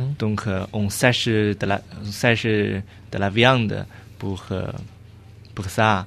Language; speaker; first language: French; non-native, learner; Chinese